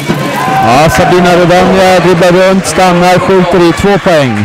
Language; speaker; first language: Swedish; native; Swedish